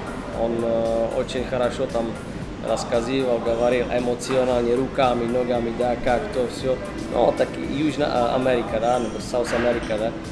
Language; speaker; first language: Russian; non-native, learner; Czech